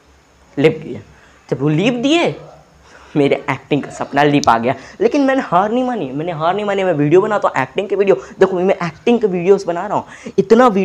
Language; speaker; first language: Hindi; native; Hindi